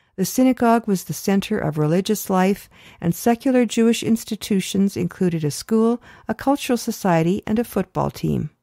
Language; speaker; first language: English; native; English